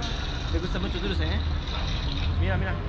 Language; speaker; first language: Spanish; non-native, learner; Japanese